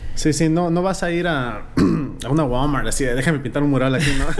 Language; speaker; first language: Spanish; early bilingual, heritage; Spanish